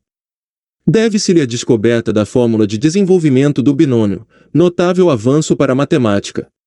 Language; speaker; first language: Portuguese; native; Portuguese